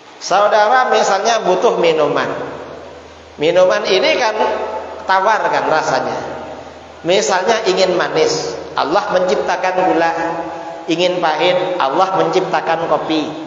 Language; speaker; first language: Indonesian; non-native, local second language; Madurese